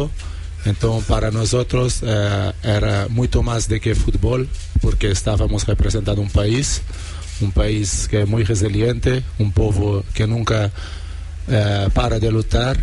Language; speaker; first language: Spanish; non-native, fluent; Portuguese